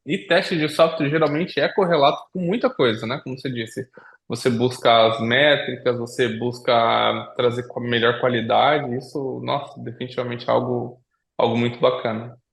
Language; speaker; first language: Portuguese; native; Portuguese